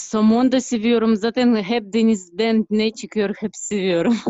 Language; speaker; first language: Turkish; non-native, learner; Uzbek